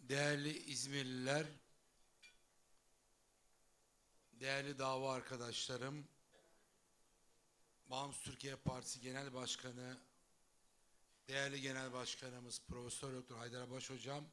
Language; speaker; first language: Turkish; native; Turkish